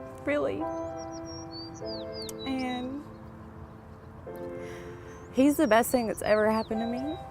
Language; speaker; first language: English; native; English